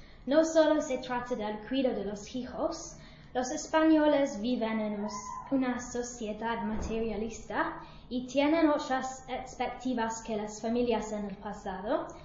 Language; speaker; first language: Spanish; non-native, learner; English